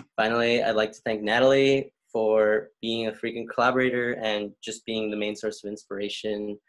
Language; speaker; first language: English; early bilingual, other home language; Spanish